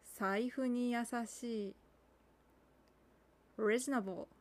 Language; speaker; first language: Japanese; native; Japanese